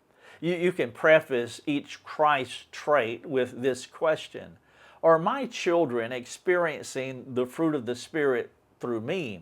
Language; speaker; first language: English; native; English